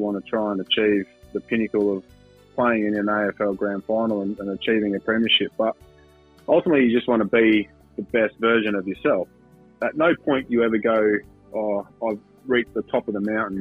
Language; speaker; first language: English; native; English